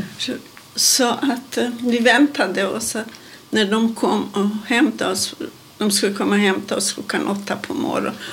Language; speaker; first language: Swedish; non-native, fluent; Hungarian